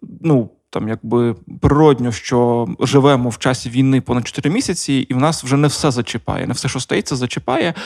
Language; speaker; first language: Ukrainian; non-native, local second language; Russian